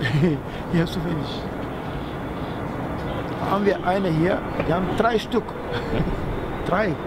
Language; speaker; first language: German; non-native, learner; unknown